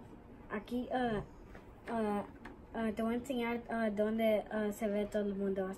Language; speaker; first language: Spanish; early bilingual, heritage; Spanish